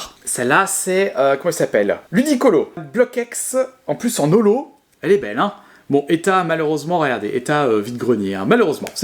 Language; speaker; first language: French; native; French